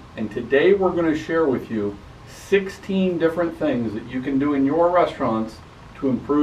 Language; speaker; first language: English; native; English